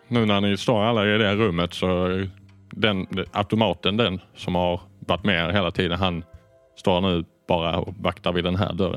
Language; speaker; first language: Swedish; native; Swedish